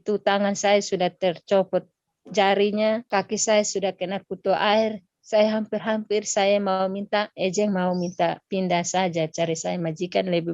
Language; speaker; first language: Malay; non-native, local second language; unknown